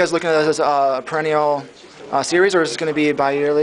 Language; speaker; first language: English; native; English